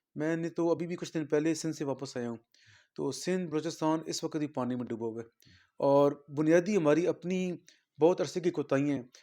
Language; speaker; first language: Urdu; non-native, local second language; Punjabi